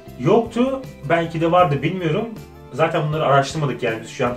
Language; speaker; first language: Turkish; native; Turkish